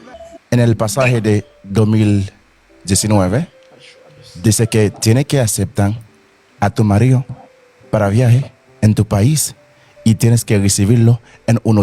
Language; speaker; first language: Spanish; non-native, learner; Haitian Creole